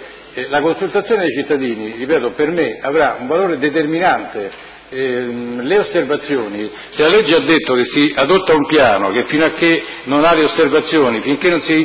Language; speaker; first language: Italian; native; Italian